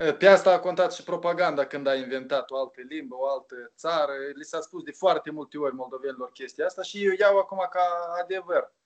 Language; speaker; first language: Romanian; native; Romanian